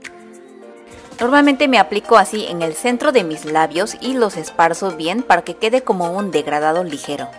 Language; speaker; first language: Spanish; non-native, fluent; Korean